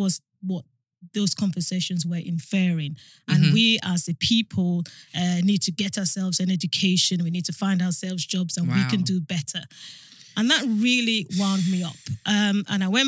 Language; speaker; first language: English; non-native, local second language; Yoruba